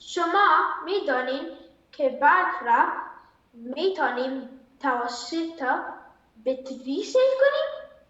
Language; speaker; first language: Persian; early bilingual, heritage; Persian